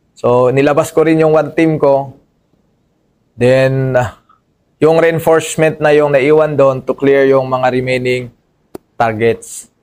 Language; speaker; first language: Filipino; non-native, local second language; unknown